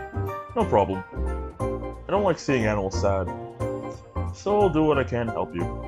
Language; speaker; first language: English; native; English